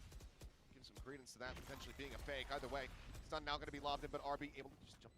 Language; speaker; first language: English; native; English